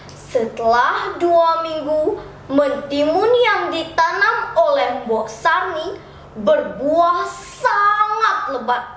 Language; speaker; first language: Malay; non-native, local second language; Balinese